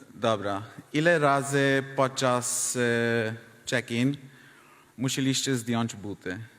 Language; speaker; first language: Polish; non-native, fluent; Hindi